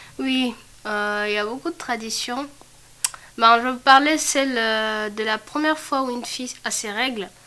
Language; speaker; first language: French; non-native, local second language; Comorian